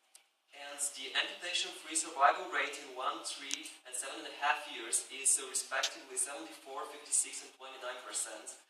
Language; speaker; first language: English; non-native, fluent; Bulgarian